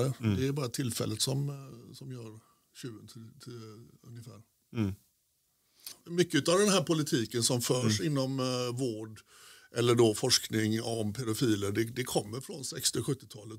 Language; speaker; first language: Swedish; native; Swedish